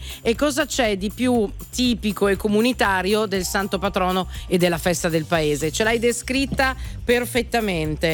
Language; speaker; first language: Italian; native; Italian